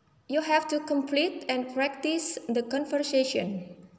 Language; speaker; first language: English; non-native, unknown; Indonesian